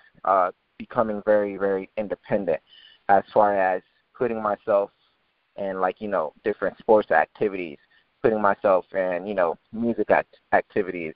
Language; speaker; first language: English; native; English